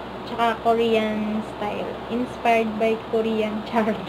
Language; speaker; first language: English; non-native, local second language; Filipino